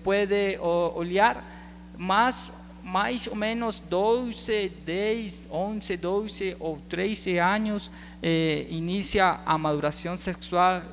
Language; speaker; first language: Portuguese; non-native, learner; Spanish